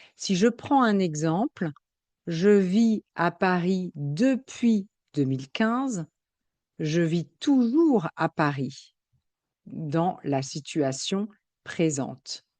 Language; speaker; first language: French; native; French